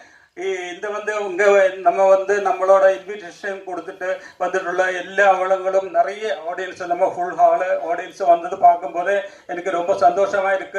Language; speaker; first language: Tamil; non-native, local second language; Malayalam